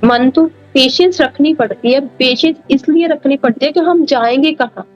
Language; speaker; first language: Hindi; non-native, local second language; Punjabi